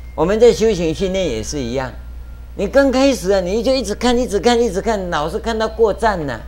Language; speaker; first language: Chinese; native; Chinese